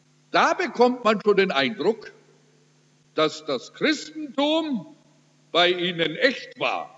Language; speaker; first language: German; early bilingual, heritage; German